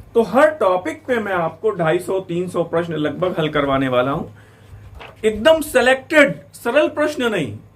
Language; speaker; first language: Hindi; native; Hindi